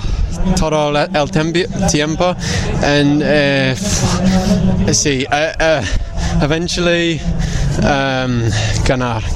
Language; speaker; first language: Spanish; non-native, learner; English